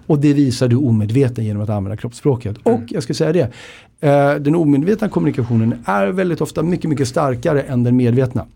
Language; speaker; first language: Swedish; native; Swedish